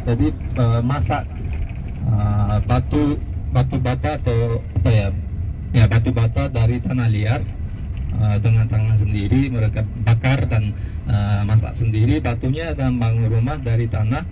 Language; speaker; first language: Indonesian; non-native, fluent; Uzbek